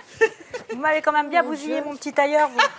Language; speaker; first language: French; native; French